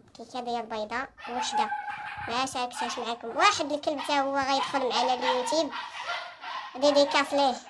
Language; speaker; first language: Arabic; native; Arabic